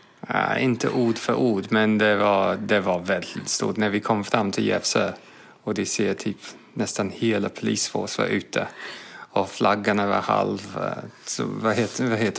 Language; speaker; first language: Swedish; non-native, fluent; English